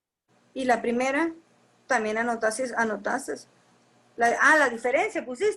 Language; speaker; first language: Spanish; native; Spanish